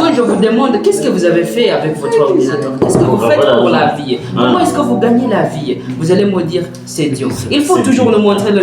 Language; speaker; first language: French; non-native, learner; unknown